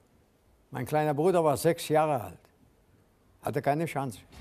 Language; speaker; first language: German; non-native, fluent; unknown